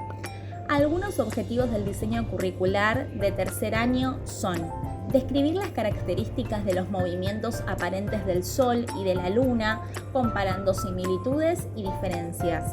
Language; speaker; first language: Spanish; native; Spanish